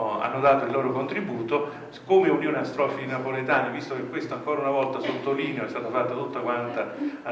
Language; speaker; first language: Italian; native; Italian